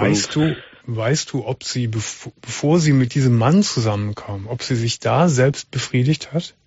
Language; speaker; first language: German; native; German